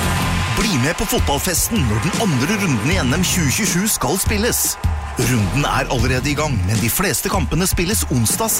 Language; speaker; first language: Norwegian; native; Norwegian